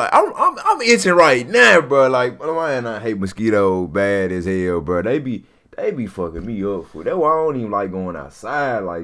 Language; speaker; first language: English; native; English